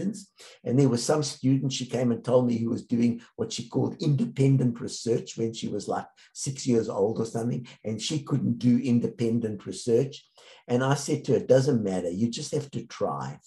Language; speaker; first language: English; native; English